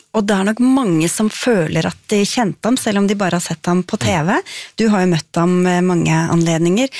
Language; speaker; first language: Norwegian; native; Norwegian